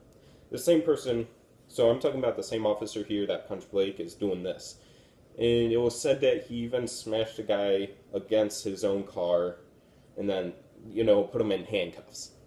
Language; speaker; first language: English; native; English